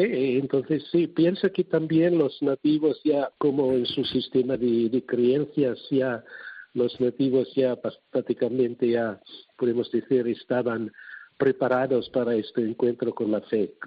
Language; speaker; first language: Spanish; non-native, fluent; Cebuano